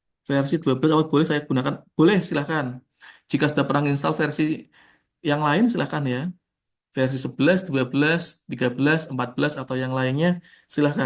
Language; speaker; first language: Indonesian; native; Indonesian